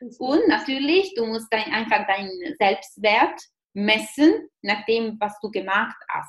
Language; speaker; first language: German; non-native, fluent; Italian